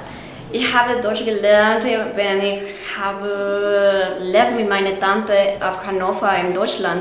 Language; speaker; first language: German; non-native, learner; Spanish